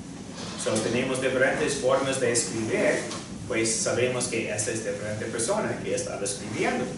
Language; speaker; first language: Spanish; non-native, fluent; English